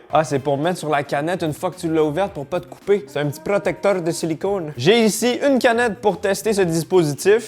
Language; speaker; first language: French; native; French